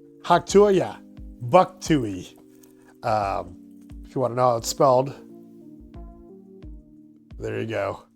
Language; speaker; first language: English; native; English